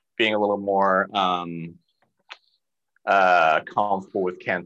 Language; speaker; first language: English; early bilingual, other home language; Cantonese